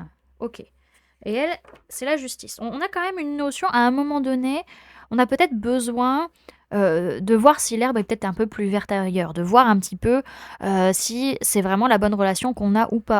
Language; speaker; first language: French; native; French